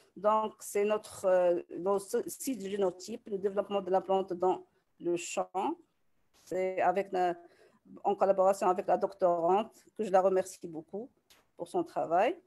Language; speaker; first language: French; non-native, local second language; Arabic